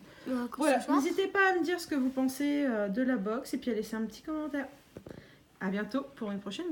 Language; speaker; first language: French; native; French